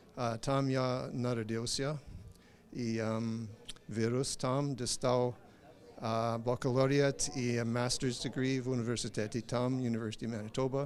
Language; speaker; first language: Ukrainian; non-native, learner; English